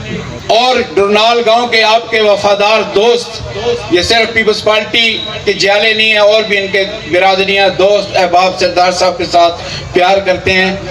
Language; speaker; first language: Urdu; non-native, local second language; Punjabi